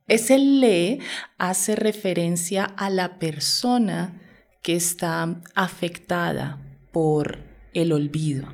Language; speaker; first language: Spanish; native; Spanish